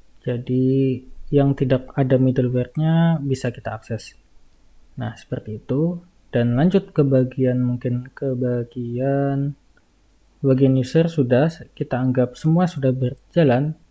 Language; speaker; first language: Indonesian; native; Indonesian